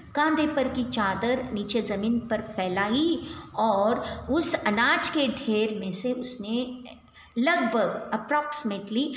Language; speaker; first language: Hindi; non-native, local second language; Kannada